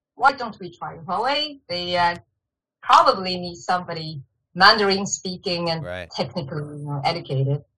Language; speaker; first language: English; non-native, fluent; Chinese